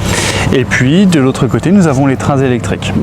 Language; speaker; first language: French; native; French